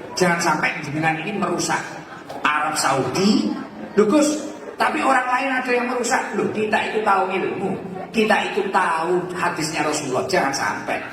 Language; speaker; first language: Indonesian; non-native, local second language; Javanese